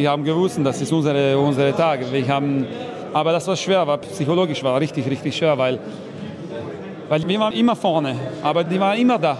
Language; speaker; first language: German; non-native, fluent; Slovenian